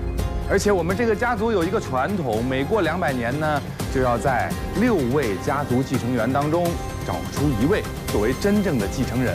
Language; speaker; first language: Chinese; native; Chinese